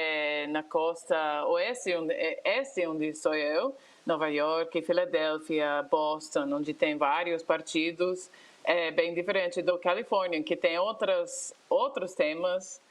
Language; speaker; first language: Portuguese; non-native, fluent; English